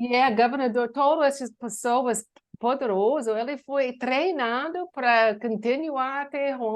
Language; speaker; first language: Portuguese; non-native, learner; English